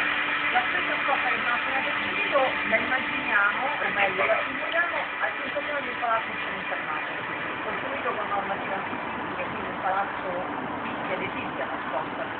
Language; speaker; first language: Italian; native; Italian